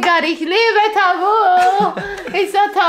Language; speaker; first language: German; non-native, learner; Spanish